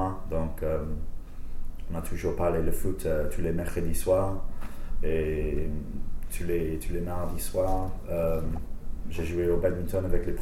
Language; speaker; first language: French; non-native, fluent; English